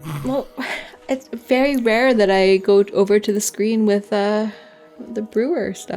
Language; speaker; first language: English; native; English